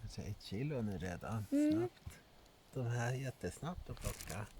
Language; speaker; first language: Swedish; native; Swedish